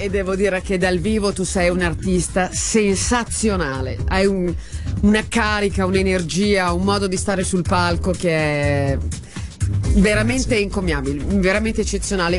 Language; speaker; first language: Italian; native; Italian